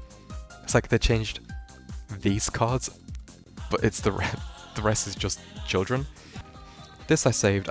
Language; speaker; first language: English; native; English